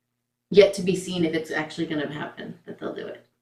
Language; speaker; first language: English; native; English